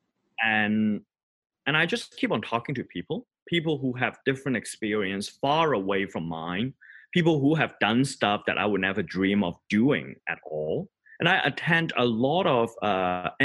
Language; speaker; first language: English; non-native, local second language; Cantonese